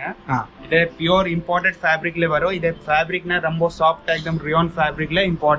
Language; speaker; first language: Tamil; non-native, learner; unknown